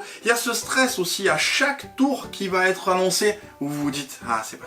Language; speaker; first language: French; native; French